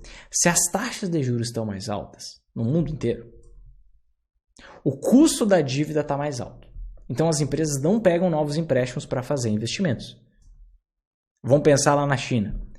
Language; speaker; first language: Portuguese; native; Portuguese